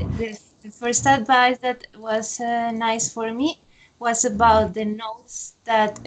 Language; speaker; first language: English; non-native, fluent; Spanish